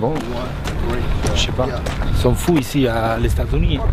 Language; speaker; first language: French; non-native, learner; Spanish